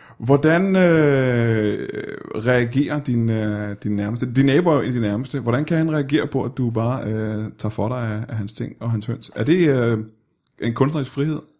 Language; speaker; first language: Danish; native; Danish